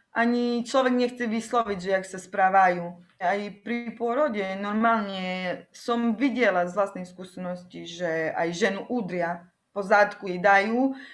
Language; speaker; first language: Slovak; non-native, local second language; Romany